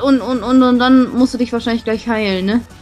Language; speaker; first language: German; native; German